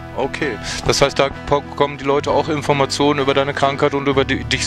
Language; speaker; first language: German; native; German